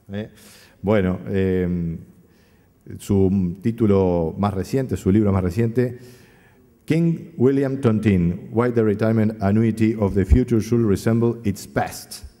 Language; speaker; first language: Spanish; native; Spanish